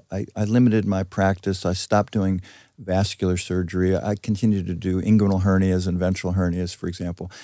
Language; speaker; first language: English; early bilingual, other home language; Greek